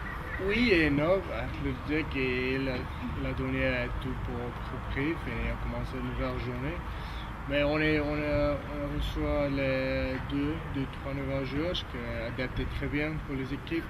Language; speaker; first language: French; non-native, learner; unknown